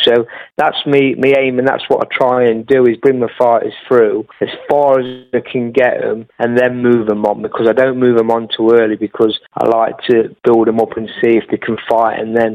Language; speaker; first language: English; native; English